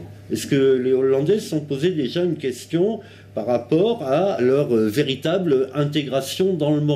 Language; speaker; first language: French; native; French